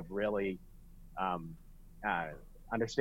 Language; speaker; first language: English; native; English